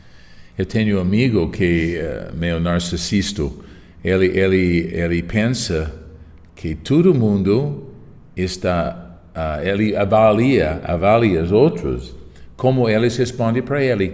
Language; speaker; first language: Portuguese; non-native, fluent; English